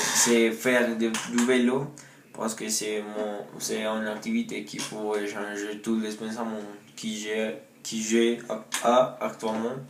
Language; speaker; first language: French; non-native, learner; Spanish